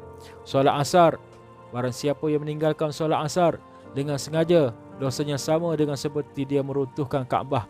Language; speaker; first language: Malay; native; Malay